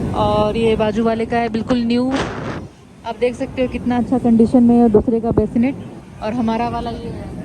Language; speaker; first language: Hindi; native; Hindi